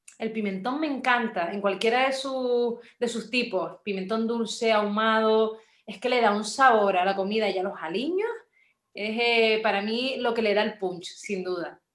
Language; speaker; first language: Spanish; native; Spanish